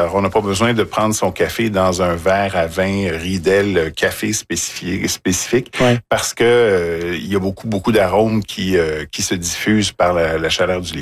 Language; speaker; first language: French; native; French